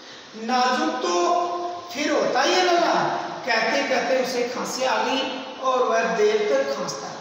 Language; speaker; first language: Hindi; native; Hindi